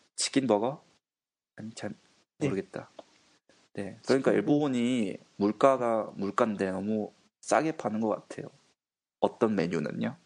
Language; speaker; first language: Korean; non-native, fluent; Japanese